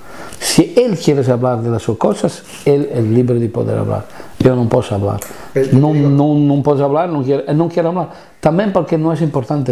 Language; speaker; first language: Spanish; non-native, fluent; Italian